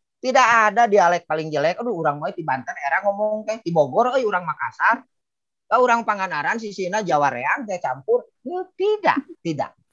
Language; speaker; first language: Indonesian; non-native, local second language; Sundanese